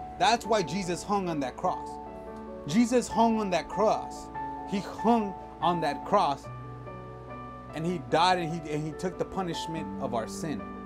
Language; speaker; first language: English; early bilingual, other home language; Spanish